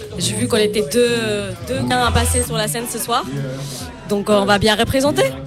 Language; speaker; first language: French; non-native, fluent; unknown